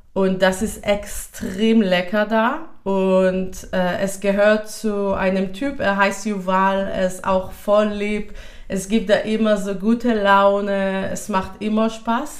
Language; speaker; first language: German; non-native, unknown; Hebrew